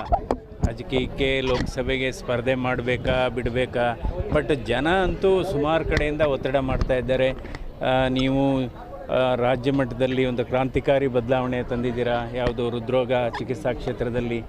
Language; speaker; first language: Kannada; native; Kannada